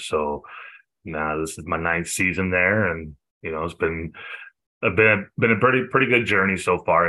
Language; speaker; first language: English; native; English